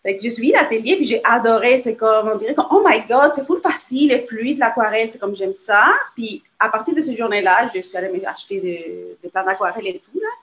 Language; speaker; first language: French; non-native, fluent; Spanish